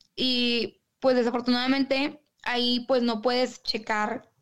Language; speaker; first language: Spanish; native; Spanish